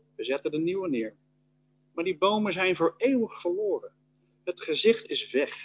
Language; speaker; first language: Dutch; native; Dutch